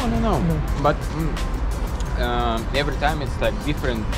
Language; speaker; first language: English; non-native, learner; Russian